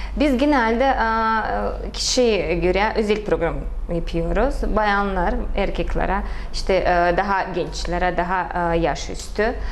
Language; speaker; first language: Turkish; non-native, fluent; Russian